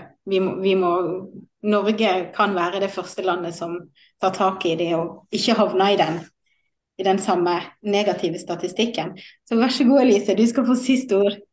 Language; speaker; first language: Norwegian; native; Norwegian